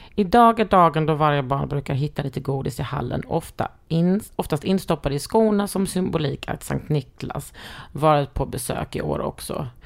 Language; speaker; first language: Swedish; native; Swedish